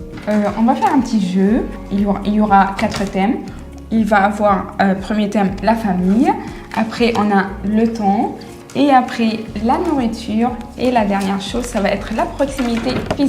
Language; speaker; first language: French; non-native, fluent; Arabic